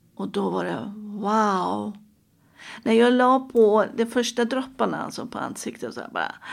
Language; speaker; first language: Swedish; non-native, fluent; Persian